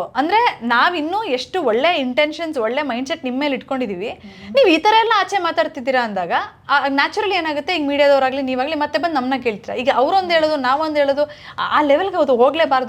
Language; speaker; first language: Kannada; native; Kannada